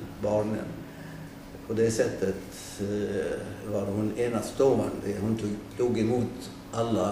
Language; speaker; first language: Swedish; non-native, fluent; Arabic